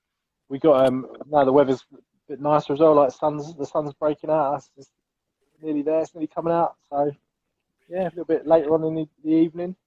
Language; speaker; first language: English; native; English